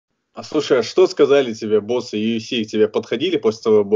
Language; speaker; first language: Russian; native; Russian